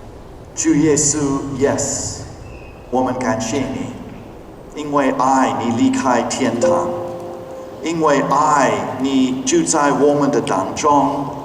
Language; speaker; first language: Chinese; non-native, fluent; English